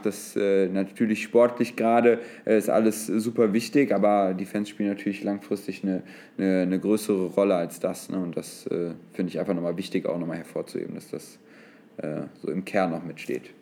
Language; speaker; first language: German; native; German